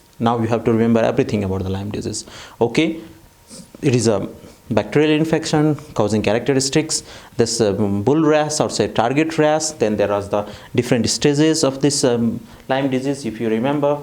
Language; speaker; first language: English; non-native, fluent; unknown